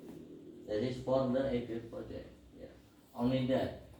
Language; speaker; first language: English; non-native, learner; Indonesian